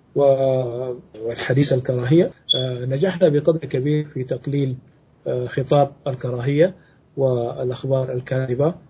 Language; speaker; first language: Arabic; native; Arabic